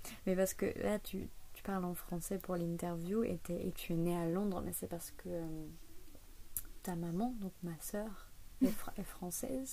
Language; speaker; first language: French; native; French